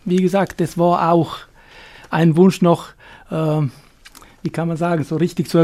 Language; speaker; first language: German; non-native, fluent; Albanian